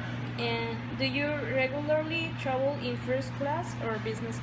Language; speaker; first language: English; non-native, learner; Spanish